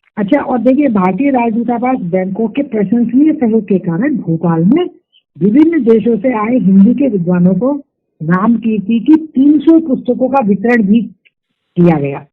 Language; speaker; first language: Hindi; native; Hindi